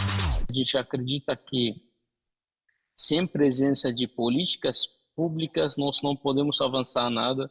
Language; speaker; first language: Portuguese; non-native, fluent; Arabic